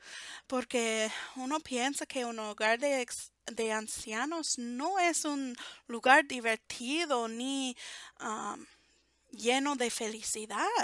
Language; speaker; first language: Spanish; non-native, fluent; English